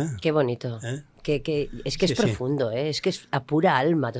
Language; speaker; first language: Spanish; native; Spanish